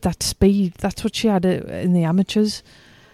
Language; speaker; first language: English; native; English